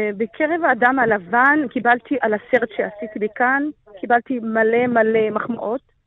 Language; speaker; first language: Hebrew; non-native, local second language; Arabic